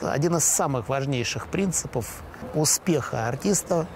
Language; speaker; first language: Russian; native; Russian